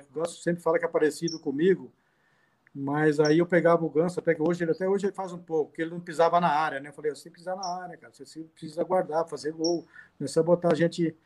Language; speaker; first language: Portuguese; native; Portuguese